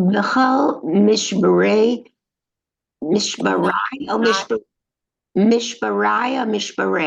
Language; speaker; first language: Hebrew; non-native, learner; English